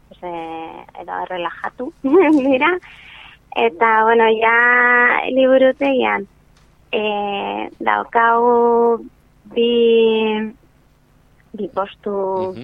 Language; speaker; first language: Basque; non-native, local second language; Spanish